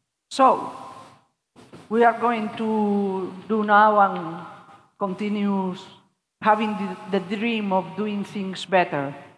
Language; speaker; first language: English; non-native, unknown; Spanish